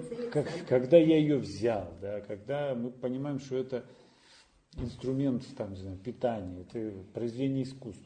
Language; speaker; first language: Russian; native; Russian